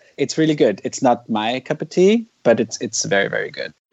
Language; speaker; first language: English; non-native, fluent; German